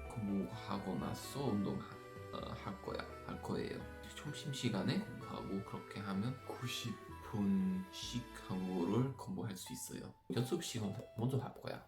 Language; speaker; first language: Korean; non-native, learner; English